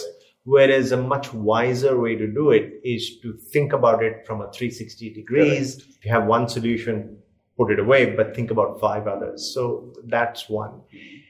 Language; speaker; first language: English; non-native, local second language; Hindi